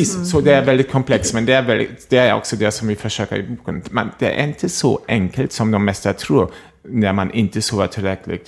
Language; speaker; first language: Swedish; non-native, fluent; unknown